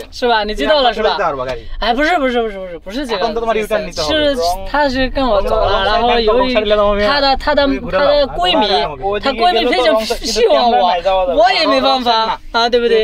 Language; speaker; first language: Chinese; non-native, fluent; Bangla